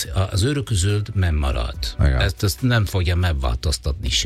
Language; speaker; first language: Hungarian; non-native, fluent; Italian